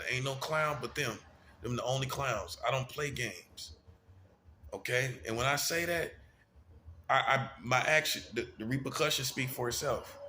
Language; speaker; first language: English; native; English